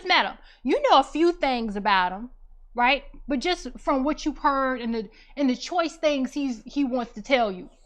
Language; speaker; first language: English; native; English